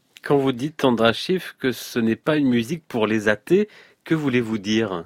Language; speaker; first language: French; native; French